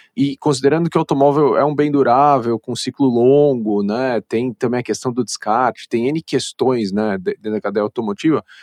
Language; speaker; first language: Portuguese; native; Portuguese